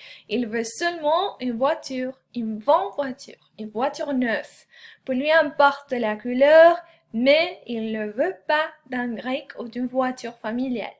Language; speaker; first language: French; non-native, fluent; Spanish